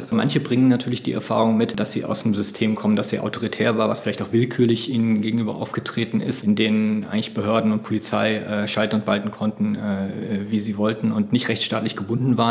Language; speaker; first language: German; native; German